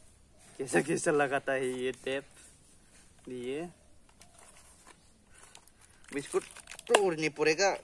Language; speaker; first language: Hindi; non-native, local second language; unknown